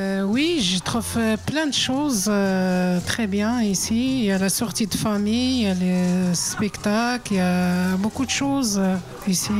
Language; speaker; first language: French; non-native, learner; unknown